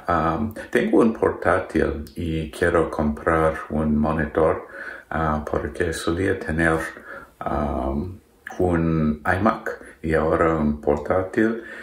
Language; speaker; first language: Spanish; non-native, learner; English